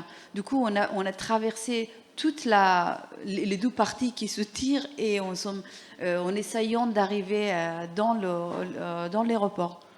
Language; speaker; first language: French; non-native, learner; Persian